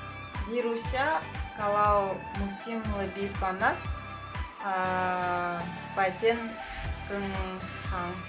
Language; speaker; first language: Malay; non-native, learner; Russian